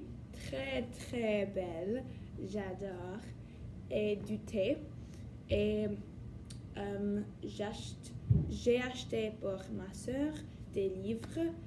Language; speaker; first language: French; non-native, learner; English